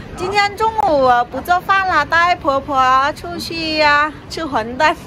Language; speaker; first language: Chinese; non-native, fluent; Vietnamese